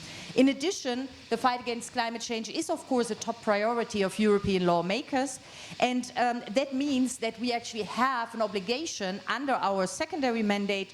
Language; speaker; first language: English; non-native, fluent; German